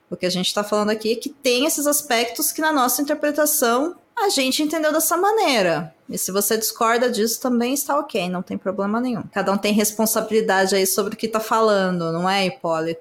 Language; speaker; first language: Portuguese; native; Portuguese